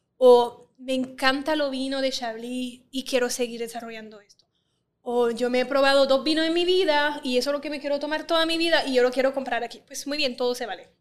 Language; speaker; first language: Spanish; non-native, fluent; French